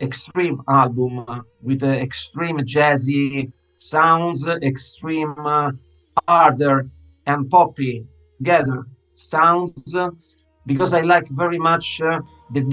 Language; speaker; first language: English; non-native, fluent; Italian